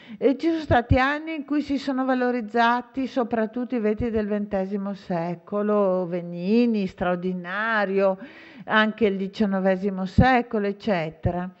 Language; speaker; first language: Italian; native; Italian